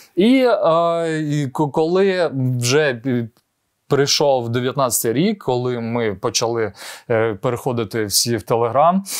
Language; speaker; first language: Ukrainian; non-native, local second language; Russian